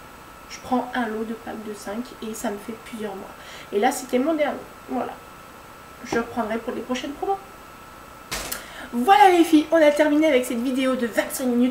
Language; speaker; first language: French; native; French